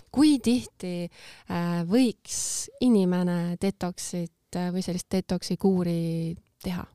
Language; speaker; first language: Estonian; native; Estonian